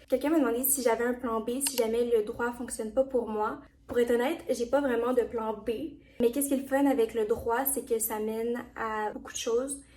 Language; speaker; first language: French; native; French